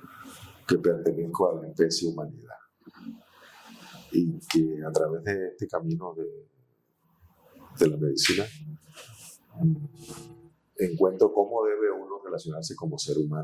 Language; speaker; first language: Spanish; native; Spanish